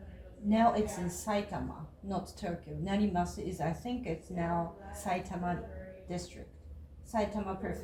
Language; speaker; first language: English; non-native, fluent; Japanese